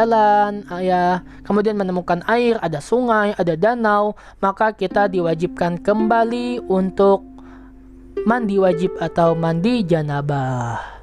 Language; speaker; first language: Indonesian; native; Indonesian